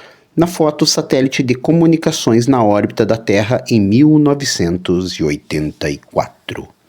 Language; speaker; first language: Portuguese; native; Portuguese